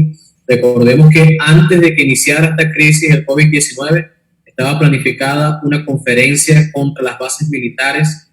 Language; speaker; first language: Spanish; native; Spanish